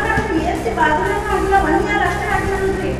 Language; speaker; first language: Kannada; native; Kannada